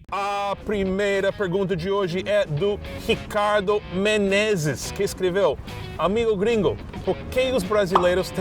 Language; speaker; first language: Portuguese; non-native, fluent; English